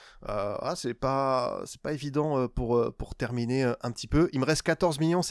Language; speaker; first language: French; native; French